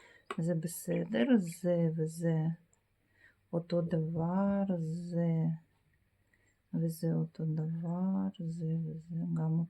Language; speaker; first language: Hebrew; non-native, fluent; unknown